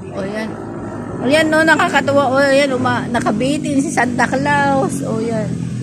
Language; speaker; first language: Filipino; non-native, local second language; Iloko